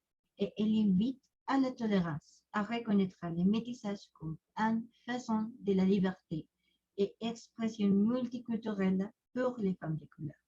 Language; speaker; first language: French; non-native, learner; Spanish